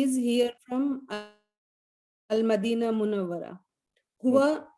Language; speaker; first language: Arabic; non-native, learner; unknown